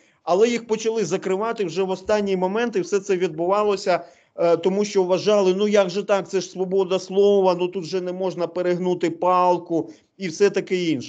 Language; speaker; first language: Ukrainian; native; Ukrainian